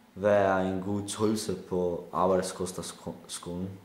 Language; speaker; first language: Danish; early bilingual, other home language; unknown